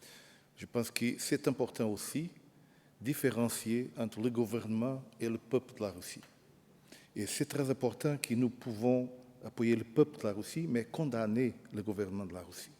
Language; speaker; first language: French; non-native, fluent; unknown